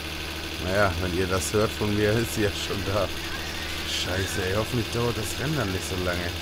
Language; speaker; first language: German; native; German